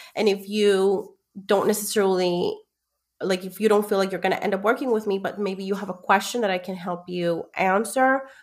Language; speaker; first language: English; early bilingual, other home language; Spanish